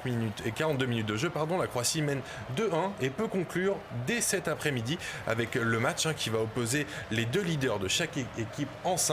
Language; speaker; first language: French; native; French